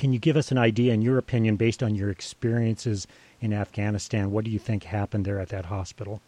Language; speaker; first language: English; native; English